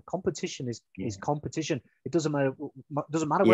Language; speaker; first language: English; native; English